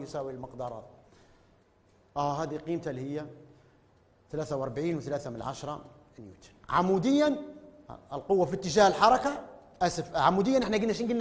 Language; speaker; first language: Arabic; native; Arabic